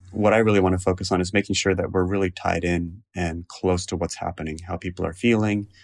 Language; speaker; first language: English; native; English